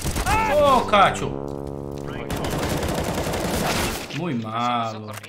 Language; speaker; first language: Portuguese; native; Portuguese